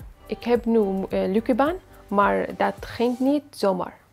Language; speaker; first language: Dutch; non-native, learner; Arabic